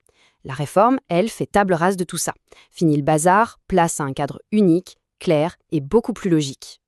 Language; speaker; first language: French; native; French